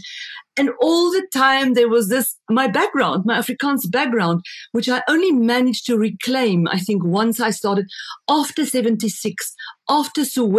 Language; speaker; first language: English; non-native, local second language; Afrikaans